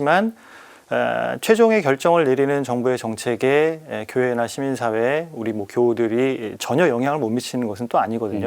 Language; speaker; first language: Korean; native; Korean